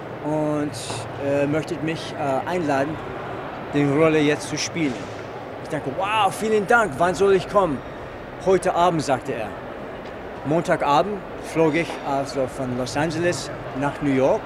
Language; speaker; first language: German; non-native, fluent; English